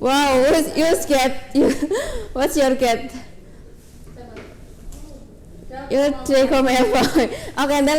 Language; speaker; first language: English; non-native, learner; Indonesian